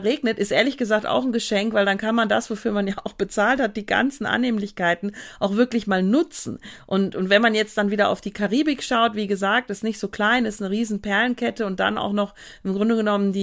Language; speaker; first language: German; native; German